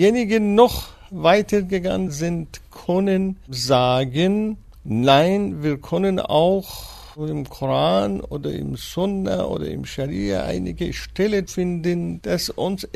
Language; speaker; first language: German; non-native, fluent; Persian